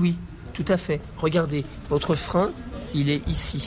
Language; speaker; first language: French; native; French